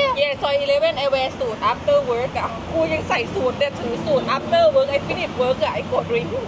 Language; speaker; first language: English; non-native, learner; Thai